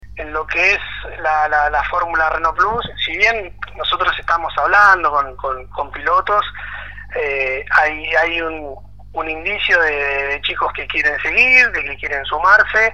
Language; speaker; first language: Spanish; native; Spanish